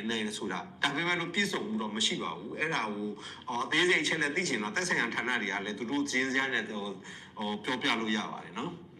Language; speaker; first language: Burmese; non-native, local second language; S'gaw Karen